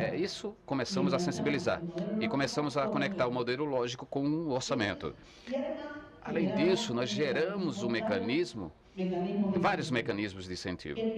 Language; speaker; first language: Portuguese; non-native, fluent; Spanish